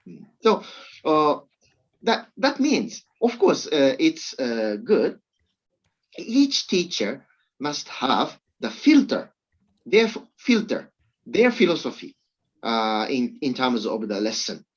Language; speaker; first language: English; non-native, learner; Japanese